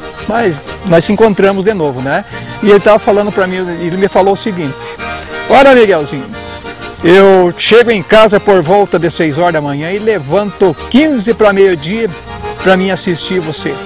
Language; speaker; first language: Portuguese; native; Portuguese